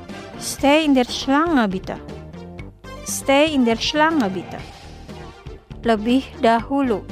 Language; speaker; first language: German; non-native, fluent; Indonesian